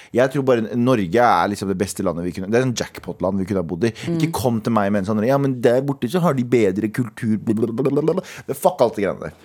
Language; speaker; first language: Norwegian; early bilingual, other home language; Kurdish